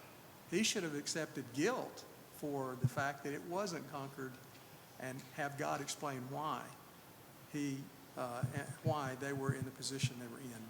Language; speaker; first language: English; native; English